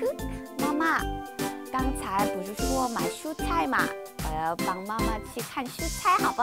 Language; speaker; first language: Chinese; non-native, fluent; Korean